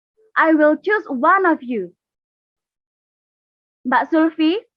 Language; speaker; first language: English; non-native, learner; Indonesian